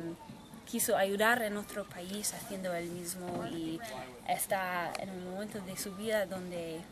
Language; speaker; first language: Spanish; non-native, fluent; English